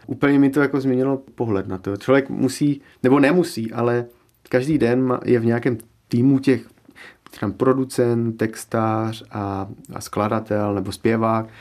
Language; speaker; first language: Czech; native; Czech